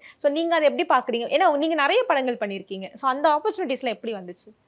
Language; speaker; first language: Tamil; native; Tamil